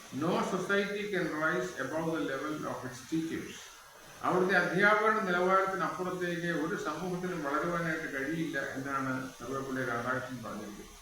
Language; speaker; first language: Malayalam; native; Malayalam